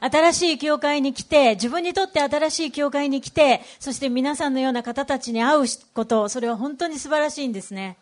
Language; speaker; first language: Japanese; native; Japanese